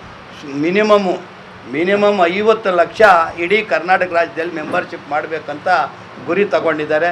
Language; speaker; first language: Kannada; native; Kannada